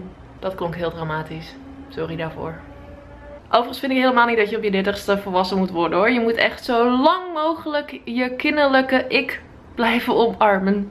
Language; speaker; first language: Dutch; native; Dutch